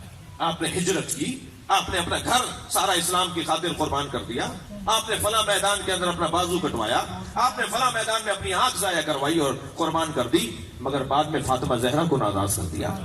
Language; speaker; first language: Urdu; native; Urdu